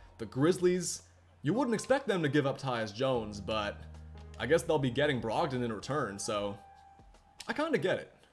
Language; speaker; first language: English; native; English